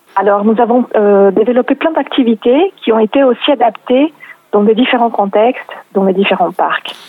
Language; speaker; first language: French; non-native, fluent; Portuguese